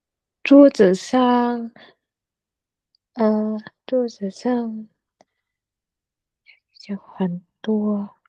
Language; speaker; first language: Chinese; non-native, learner; Vietnamese